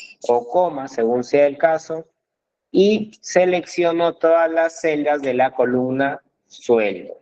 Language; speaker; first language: Spanish; native; Spanish